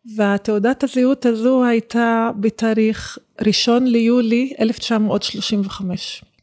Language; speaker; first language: Hebrew; non-native, local second language; Arabic